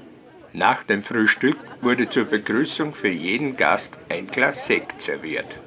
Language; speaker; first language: German; native; German